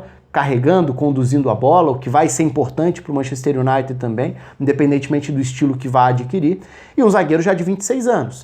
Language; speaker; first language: Portuguese; native; Portuguese